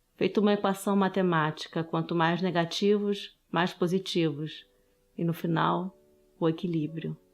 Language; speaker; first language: Portuguese; early bilingual, other home language; Spanish